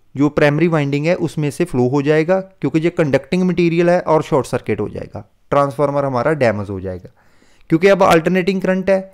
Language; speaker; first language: Hindi; non-native, local second language; Punjabi